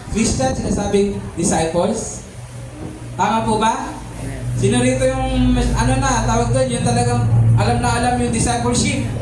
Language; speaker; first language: Filipino; native; Filipino